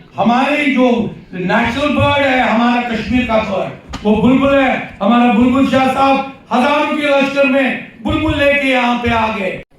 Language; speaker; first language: Urdu; non-native, local second language; Kashmiri